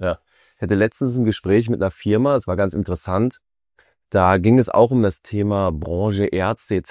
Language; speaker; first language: German; native; German